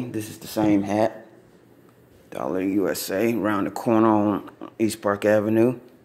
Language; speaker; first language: English; native; English